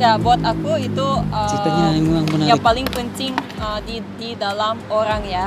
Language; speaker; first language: Indonesian; non-native, fluent; Russian